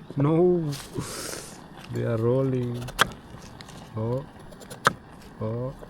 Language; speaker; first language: English; non-native, learner; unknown